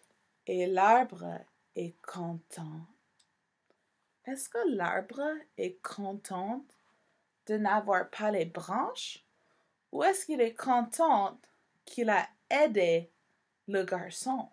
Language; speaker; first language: French; non-native, fluent; English